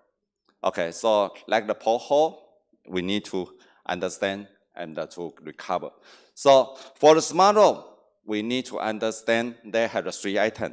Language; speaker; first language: English; non-native, learner; Chinese